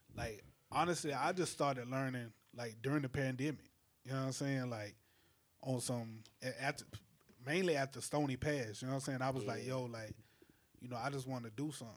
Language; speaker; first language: English; native; English